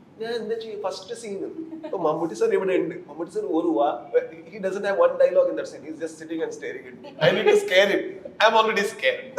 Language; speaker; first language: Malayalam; non-native, learner; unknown